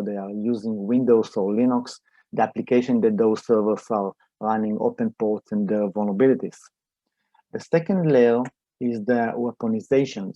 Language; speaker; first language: English; non-native, fluent; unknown